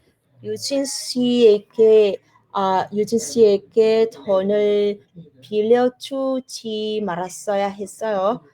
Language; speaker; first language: Korean; non-native, learner; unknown